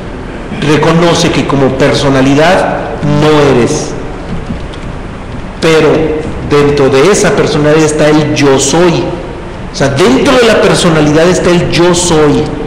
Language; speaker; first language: Spanish; native; Spanish